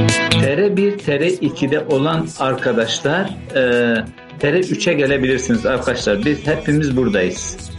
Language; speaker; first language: Turkish; native; Turkish